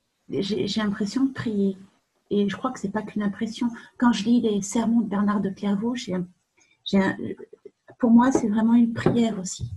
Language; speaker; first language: French; native; French